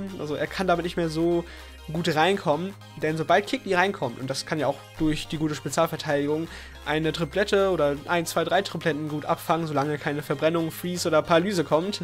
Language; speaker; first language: German; native; German